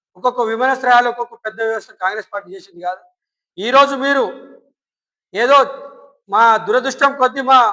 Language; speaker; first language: Telugu; non-native, local second language; Lambadi